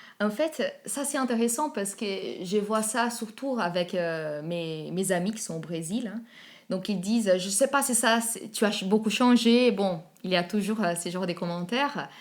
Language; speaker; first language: French; non-native, fluent; Portuguese